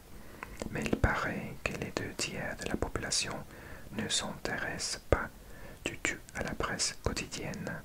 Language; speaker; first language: French; non-native, learner; English